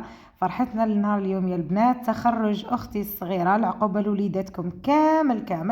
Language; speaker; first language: Arabic; native; Arabic